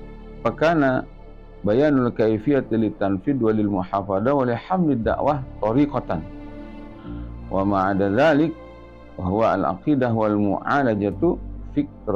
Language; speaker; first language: Arabic; non-native, fluent; Indonesian